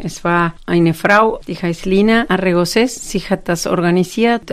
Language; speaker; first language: German; non-native, fluent; Spanish